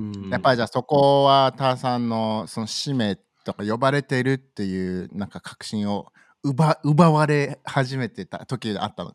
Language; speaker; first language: Japanese; native; Japanese